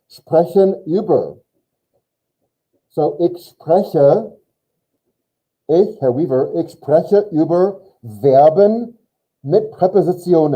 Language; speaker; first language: German; non-native, fluent; English